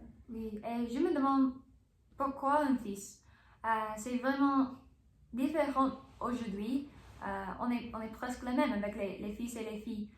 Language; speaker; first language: French; non-native, learner; English